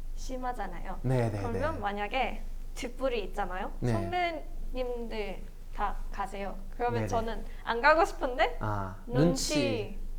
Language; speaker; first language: Korean; non-native, fluent; Malay